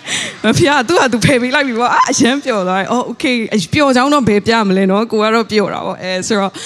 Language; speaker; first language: Burmese; non-native, local second language; Tedim Chin